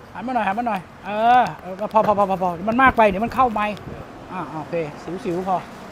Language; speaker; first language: Thai; native; Thai